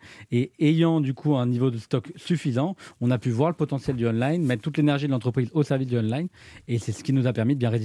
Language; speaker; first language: French; native; French